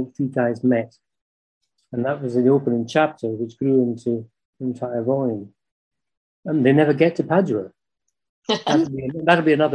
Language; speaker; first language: English; native; English